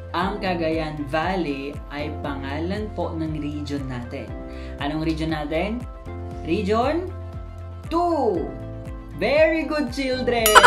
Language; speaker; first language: Filipino; non-native, local second language; Iloko